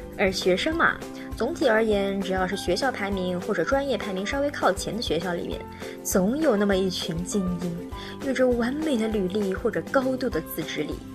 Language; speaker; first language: Chinese; native; Chinese